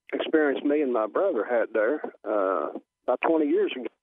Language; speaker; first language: English; native; English